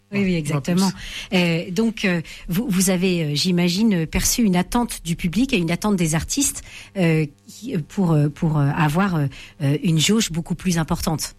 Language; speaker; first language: French; native; French